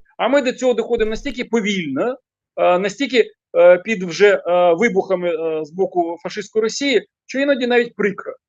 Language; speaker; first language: Ukrainian; non-native, local second language; Russian